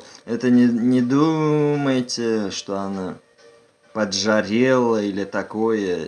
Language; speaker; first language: Russian; non-native, local second language; Uzbek